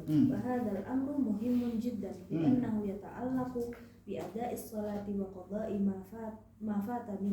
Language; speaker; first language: Arabic; non-native, learner; Indonesian